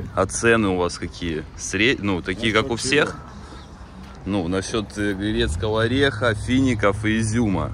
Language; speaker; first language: Russian; native; Russian